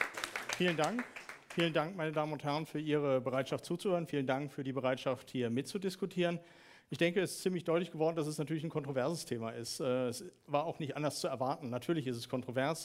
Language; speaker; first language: German; native; German